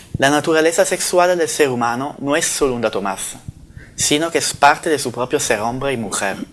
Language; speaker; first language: Spanish; non-native, fluent; Italian